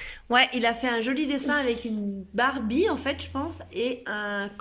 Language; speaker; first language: French; native; French